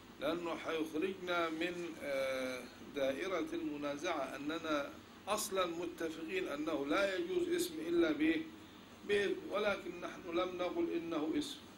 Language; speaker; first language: Arabic; native; Arabic